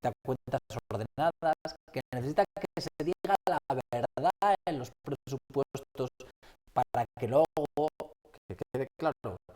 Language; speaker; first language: Spanish; native; Spanish